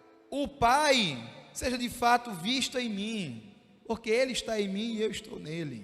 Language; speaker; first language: Portuguese; native; Portuguese